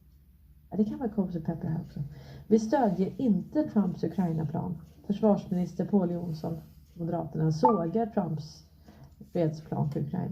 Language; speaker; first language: Swedish; native; Swedish